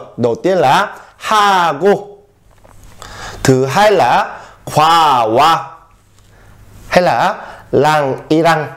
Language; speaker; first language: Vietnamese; non-native, fluent; Korean